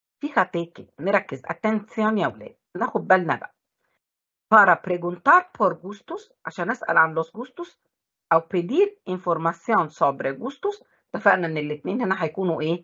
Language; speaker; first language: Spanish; non-native, fluent; Arabic